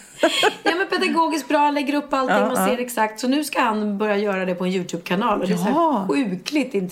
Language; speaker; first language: Swedish; native; Swedish